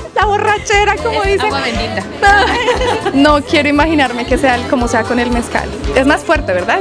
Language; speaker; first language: Spanish; native; Spanish